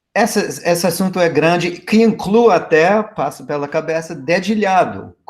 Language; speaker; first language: Portuguese; non-native, fluent; English